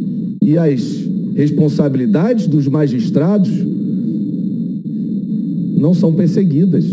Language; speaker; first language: Portuguese; native; Portuguese